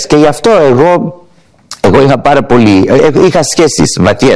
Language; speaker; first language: Greek; early bilingual, heritage; English